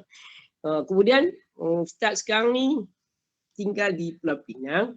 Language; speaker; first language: Malay; native; Malay